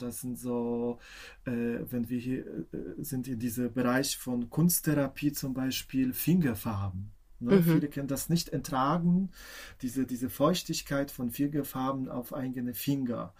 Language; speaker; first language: German; non-native, fluent; Polish